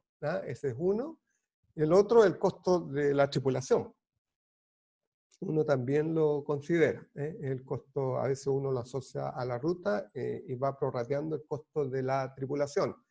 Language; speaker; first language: Spanish; native; Spanish